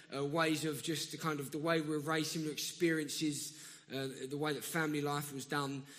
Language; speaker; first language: English; native; English